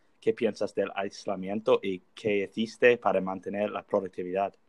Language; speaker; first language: Spanish; non-native, learner; English